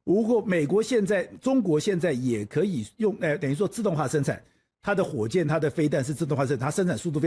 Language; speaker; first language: Chinese; native; Chinese